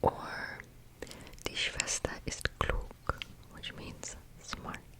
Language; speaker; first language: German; non-native, learner; English